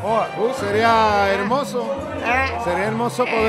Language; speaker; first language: Spanish; native; Spanish